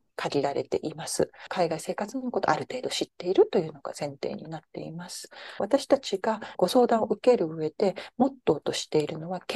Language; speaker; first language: Japanese; native; Japanese